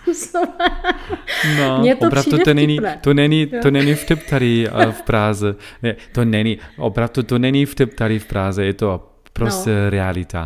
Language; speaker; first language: Czech; non-native, learner; German